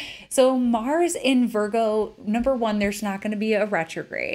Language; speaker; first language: English; native; English